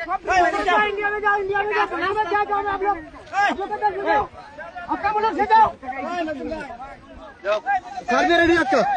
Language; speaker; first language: Hindi; non-native, learner; Bangla